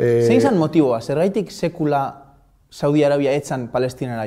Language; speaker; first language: Basque; native; Basque